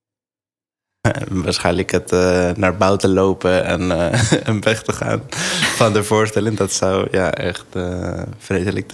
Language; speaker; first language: Dutch; non-native, fluent; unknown